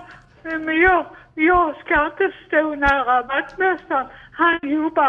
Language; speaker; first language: Swedish; non-native, learner; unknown